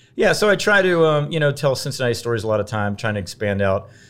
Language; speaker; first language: English; native; English